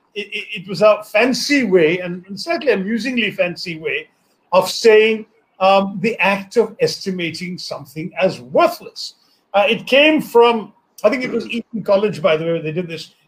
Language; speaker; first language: English; non-native, local second language; Malayalam